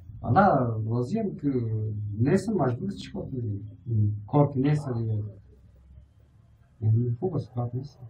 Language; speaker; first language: Persian; native; Persian